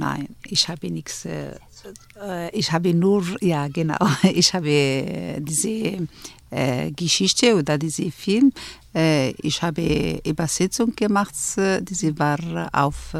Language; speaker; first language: German; non-native, learner; Arabic